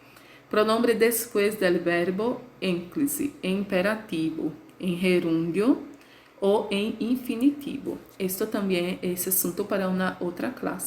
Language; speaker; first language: Spanish; non-native, learner; Portuguese